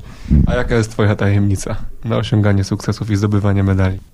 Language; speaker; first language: Polish; native; Polish